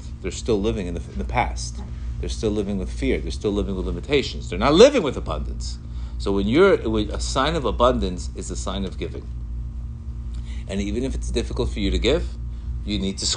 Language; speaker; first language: English; non-native, fluent; Spanish